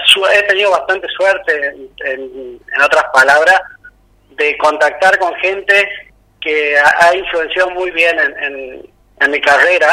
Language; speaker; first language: Spanish; native; Spanish